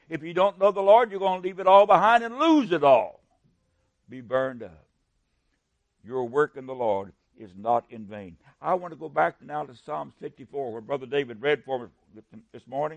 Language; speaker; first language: English; native; English